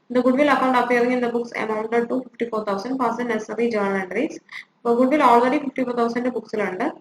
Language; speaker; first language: English; non-native, local second language; Malayalam